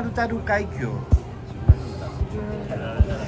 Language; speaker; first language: Japanese; non-native, learner; English